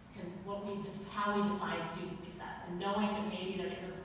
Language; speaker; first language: English; native; English